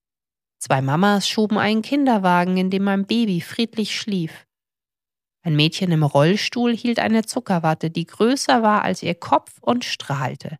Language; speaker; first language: German; native; German